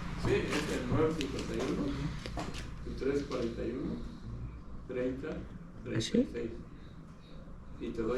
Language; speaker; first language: Spanish; native; Spanish